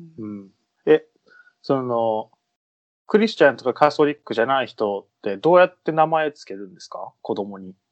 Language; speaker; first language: Japanese; native; Japanese